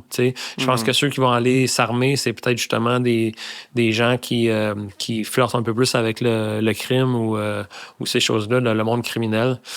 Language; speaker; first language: French; native; French